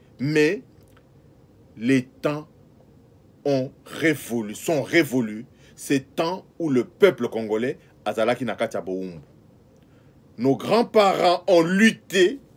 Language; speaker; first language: French; non-native, local second language; Lingala